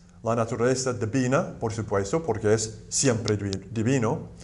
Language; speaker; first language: Spanish; non-native, fluent; English